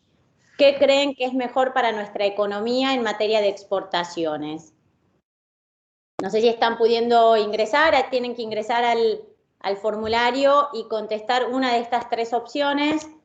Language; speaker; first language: Spanish; native; Spanish